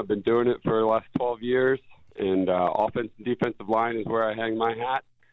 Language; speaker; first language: English; native; English